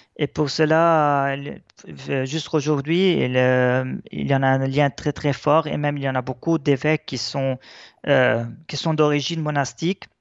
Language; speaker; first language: French; non-native, local second language; Arabic